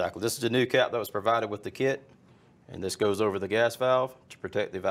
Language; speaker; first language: English; native; English